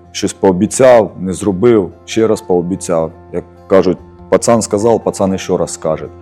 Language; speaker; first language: Ukrainian; early bilingual, other home language; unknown